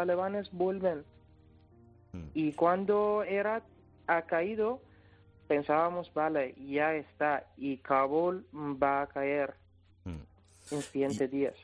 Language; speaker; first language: Spanish; non-native, learner; Persian